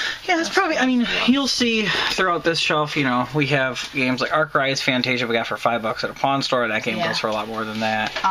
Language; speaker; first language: English; native; English